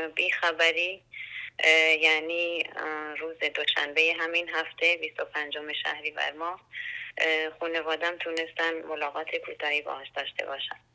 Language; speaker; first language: Persian; non-native, local second language; Central Kurdish